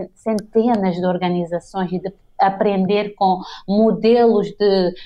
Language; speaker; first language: Portuguese; non-native, local second language; Kabuverdianu